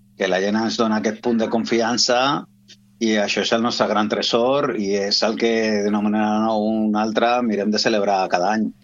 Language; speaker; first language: Catalan; non-native, local second language; Spanish